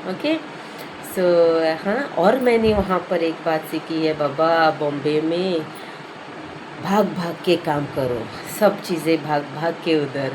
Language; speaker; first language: Hindi; non-native, local second language; Konkani